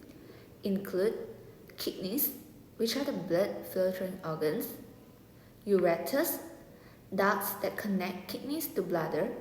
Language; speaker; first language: English; non-native, local second language; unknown